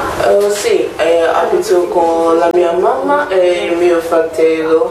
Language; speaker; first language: Italian; non-native, learner; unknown